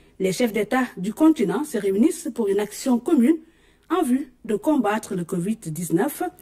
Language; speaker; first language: French; non-native, local second language; Wolof